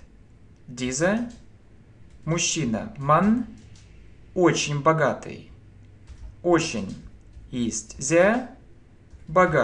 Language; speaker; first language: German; non-native, fluent; Russian